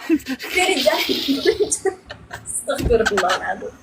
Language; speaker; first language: Arabic; non-native, learner; Pashto